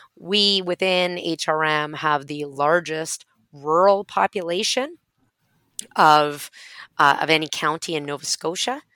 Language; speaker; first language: English; native; English